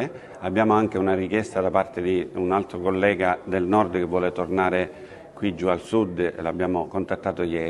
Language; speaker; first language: Italian; native; Italian